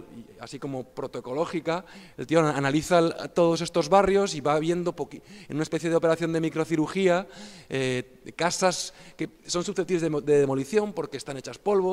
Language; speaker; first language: Spanish; native; Spanish